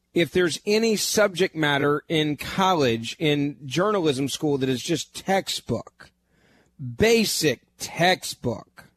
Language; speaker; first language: English; native; English